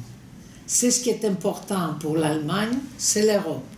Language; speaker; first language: French; non-native, fluent; Greek